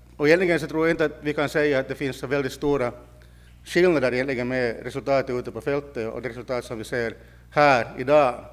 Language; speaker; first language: Swedish; native; Swedish